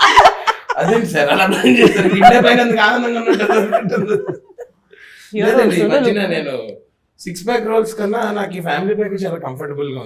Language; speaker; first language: Telugu; native; Telugu